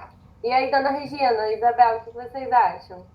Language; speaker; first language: Portuguese; native; Portuguese